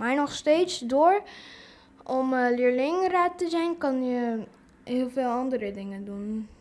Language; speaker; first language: Dutch; early bilingual, other home language; English